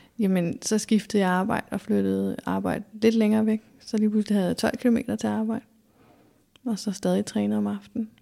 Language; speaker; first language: Danish; native; Danish